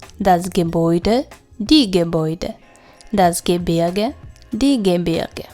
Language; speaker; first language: German; non-native, fluent; Ukrainian